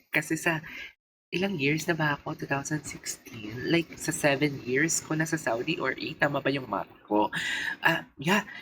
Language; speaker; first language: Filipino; native; Filipino